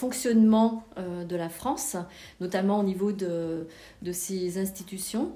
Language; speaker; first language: French; native; French